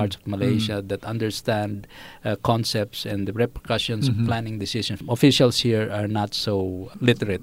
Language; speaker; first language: English; non-native, local second language; Filipino